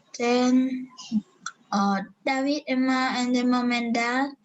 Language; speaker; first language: English; non-native, learner; Vietnamese